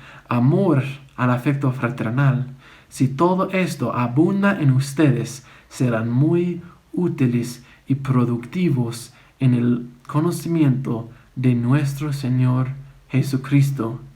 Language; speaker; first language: Spanish; non-native, fluent; English